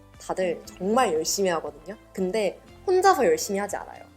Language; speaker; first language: Korean; native; Korean